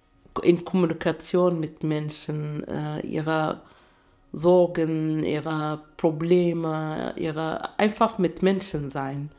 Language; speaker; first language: German; non-native, fluent; Arabic